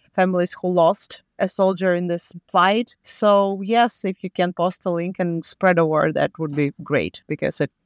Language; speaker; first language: English; non-native, fluent; Latvian